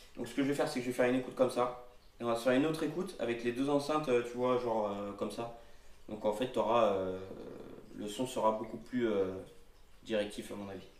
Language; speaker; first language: French; native; French